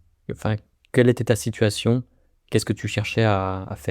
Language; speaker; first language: French; native; French